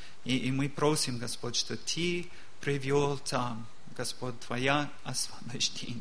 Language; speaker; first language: Russian; non-native, learner; English